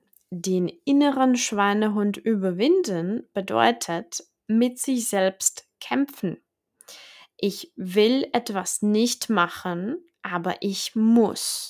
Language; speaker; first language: German; non-native, fluent; Czech